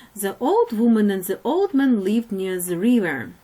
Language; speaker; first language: English; non-native, fluent; Ukrainian